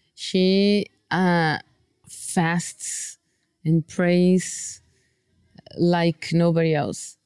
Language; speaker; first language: English; non-native, fluent; Portuguese